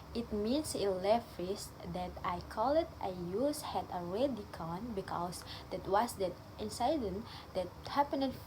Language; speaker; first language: English; non-native, learner; Indonesian